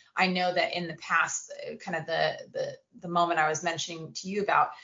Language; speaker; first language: English; native; English